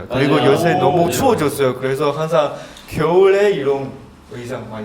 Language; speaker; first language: Korean; non-native, learner; Chinese